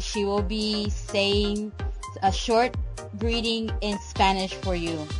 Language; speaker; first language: English; non-native, local second language; Spanish